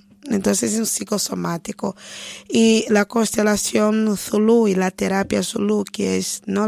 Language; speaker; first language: Spanish; non-native, fluent; Portuguese